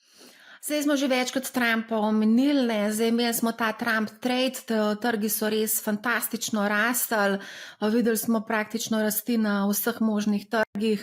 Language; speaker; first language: Slovenian; native; Slovenian